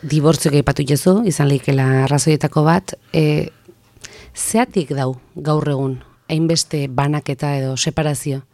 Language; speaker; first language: Basque; native; Basque